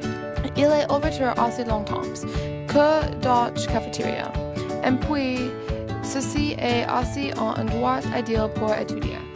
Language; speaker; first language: French; non-native, learner; English